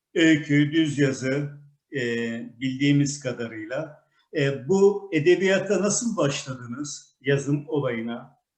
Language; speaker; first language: Turkish; native; Turkish